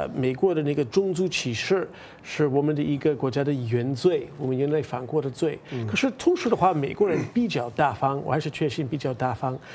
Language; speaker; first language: Chinese; non-native, fluent; English